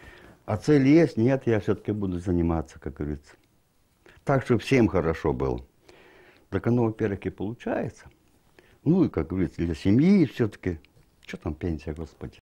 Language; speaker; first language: Russian; native; Russian